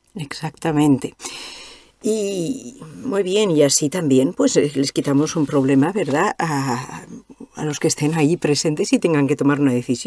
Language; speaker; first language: Spanish; native; Spanish